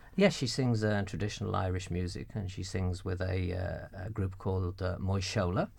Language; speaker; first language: English; native; English